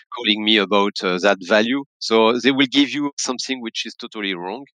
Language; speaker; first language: English; non-native, fluent; French